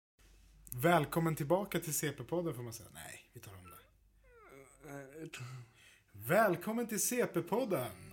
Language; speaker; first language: Swedish; native; Swedish